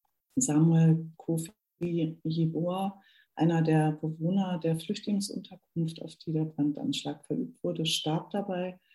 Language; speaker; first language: German; native; German